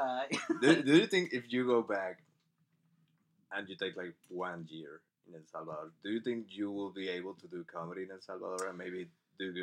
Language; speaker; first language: English; non-native, fluent; Spanish